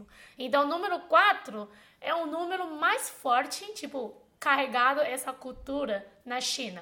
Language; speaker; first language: Portuguese; non-native, fluent; Chinese